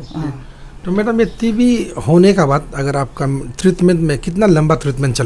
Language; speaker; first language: Hindi; non-native, local second language; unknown